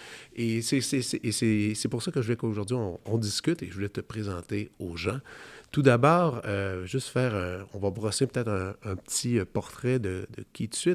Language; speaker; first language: French; native; French